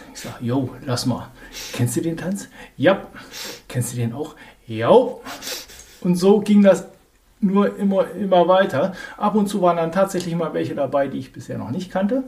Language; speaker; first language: German; native; German